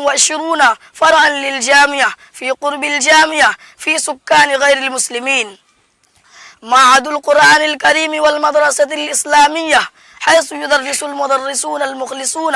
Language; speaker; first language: Arabic; non-native, fluent; Urdu